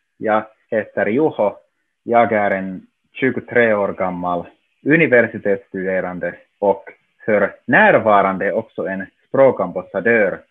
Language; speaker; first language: Swedish; non-native, local second language; Finnish